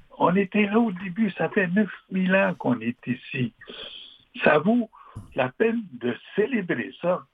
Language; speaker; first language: French; non-native, local second language; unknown